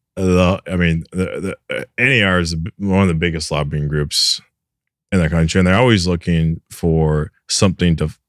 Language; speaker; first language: English; native; English